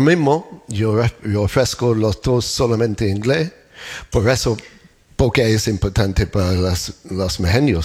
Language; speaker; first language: Spanish; non-native, learner; English